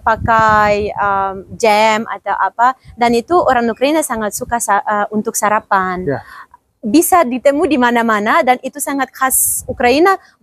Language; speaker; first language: Indonesian; non-native, fluent; Ukrainian